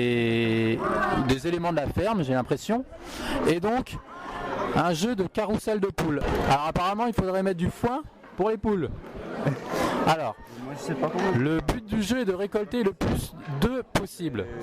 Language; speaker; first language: French; native; French